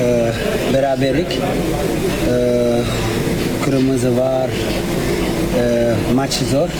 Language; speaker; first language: Turkish; non-native, learner; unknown